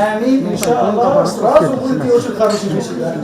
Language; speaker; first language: Russian; non-native, learner; Arabic